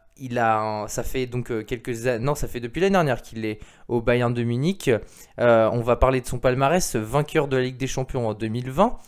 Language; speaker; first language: French; native; French